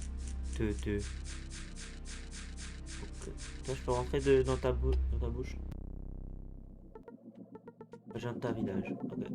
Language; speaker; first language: French; native; French